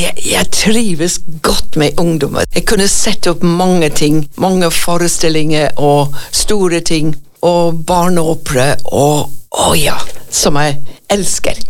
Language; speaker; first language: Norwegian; non-native, fluent; English